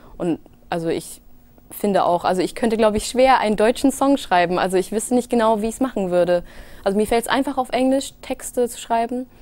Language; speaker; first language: German; early bilingual, other home language; English